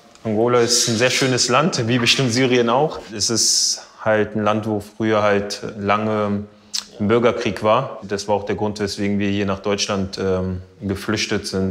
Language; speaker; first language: German; early bilingual, other home language; Portuguese